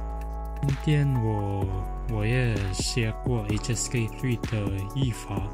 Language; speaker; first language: Chinese; non-native, learner; English